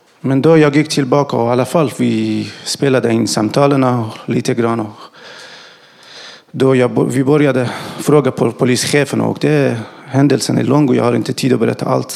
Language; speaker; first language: Swedish; non-native, learner; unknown